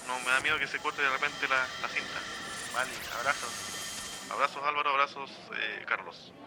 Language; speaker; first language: Spanish; native; Spanish